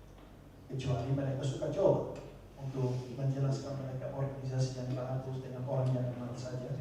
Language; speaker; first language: Indonesian; non-native, fluent; Dutch